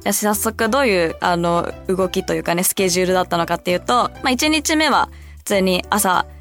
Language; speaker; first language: Japanese; early bilingual, heritage; Japanese